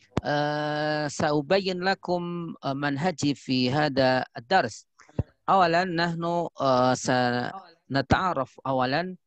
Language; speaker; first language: Arabic; non-native, fluent; Indonesian